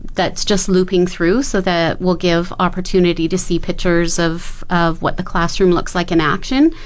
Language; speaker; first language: English; native; English